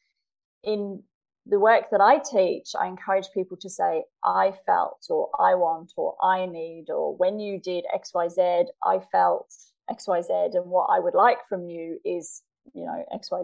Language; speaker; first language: English; native; English